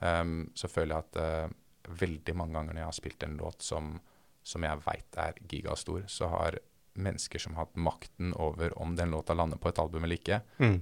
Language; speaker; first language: Norwegian; native; Norwegian